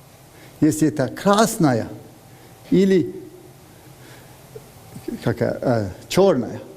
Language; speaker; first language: Russian; non-native, learner; Hungarian